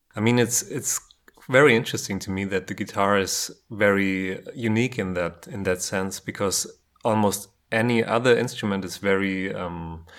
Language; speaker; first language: English; non-native, fluent; German